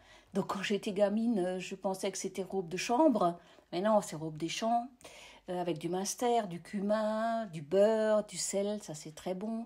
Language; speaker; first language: French; native; French